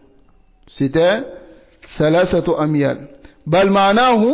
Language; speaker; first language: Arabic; non-native, fluent; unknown